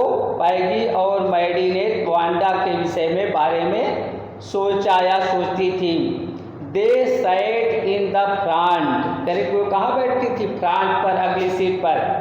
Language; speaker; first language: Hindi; native; Hindi